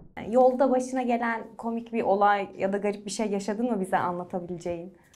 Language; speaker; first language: Turkish; native; Turkish